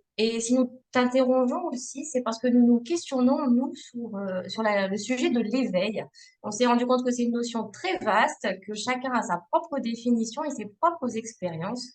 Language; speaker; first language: French; native; French